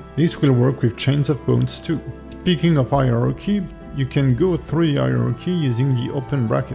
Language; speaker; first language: English; non-native, fluent; French